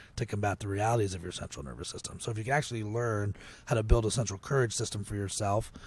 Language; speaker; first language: English; native; English